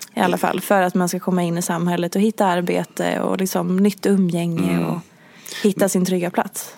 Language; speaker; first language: Swedish; native; Swedish